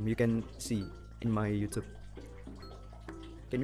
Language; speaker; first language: English; non-native, fluent; Indonesian